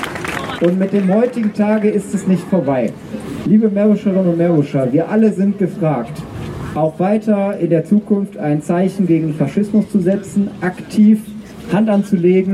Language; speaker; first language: German; native; German